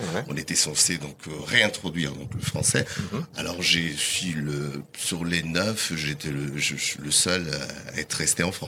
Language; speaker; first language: French; non-native, fluent; Portuguese